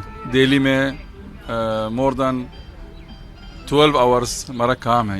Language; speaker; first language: Hindi; non-native, learner; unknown